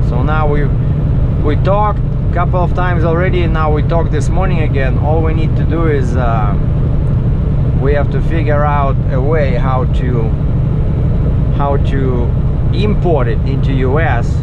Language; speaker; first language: English; non-native, fluent; Russian